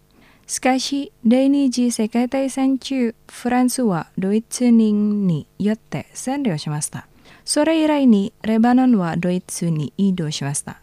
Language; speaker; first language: Japanese; non-native, learner; Indonesian